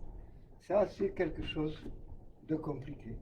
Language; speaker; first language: French; native; French